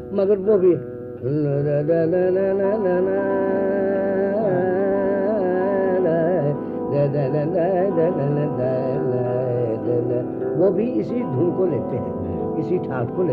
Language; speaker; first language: Urdu; non-native, local second language; Punjabi